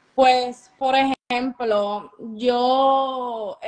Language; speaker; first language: Spanish; native; Spanish